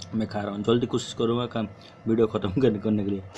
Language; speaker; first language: Hindi; non-native, local second language; Odia